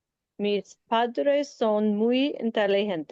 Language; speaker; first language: Spanish; non-native, learner; English